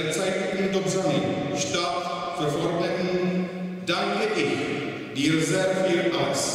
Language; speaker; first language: German; non-native, fluent; Czech